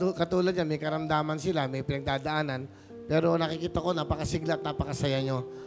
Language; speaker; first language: Filipino; native; Filipino